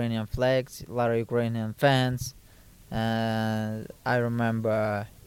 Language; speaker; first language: English; non-native, fluent; Ukrainian